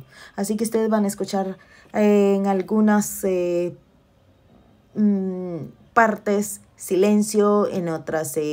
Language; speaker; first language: Spanish; native; Spanish